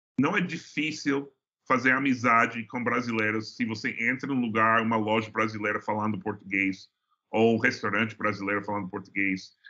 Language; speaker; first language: Portuguese; non-native, fluent; English